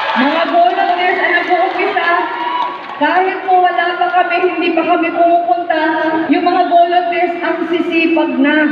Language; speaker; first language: Filipino; non-native, local second language; Bikol